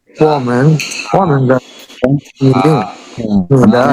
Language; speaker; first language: Chinese; non-native, fluent; Bangla